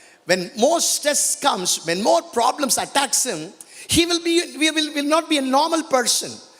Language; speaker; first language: English; non-native, local second language; Tamil